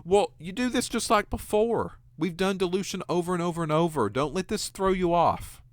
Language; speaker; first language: English; native; English